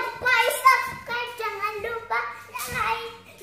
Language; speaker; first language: Indonesian; early bilingual, other home language; Korean